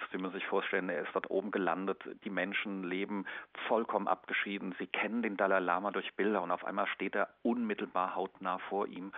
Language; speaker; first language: German; native; German